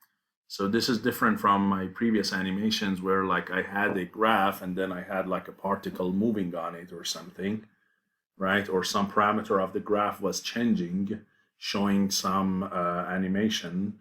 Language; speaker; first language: English; non-native, fluent; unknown